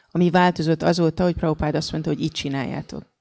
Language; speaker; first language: Hungarian; native; Hungarian